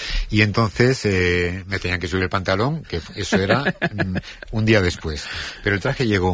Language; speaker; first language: Spanish; native; Spanish